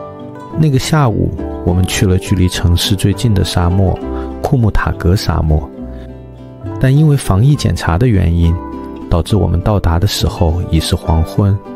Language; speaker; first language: Chinese; native; Chinese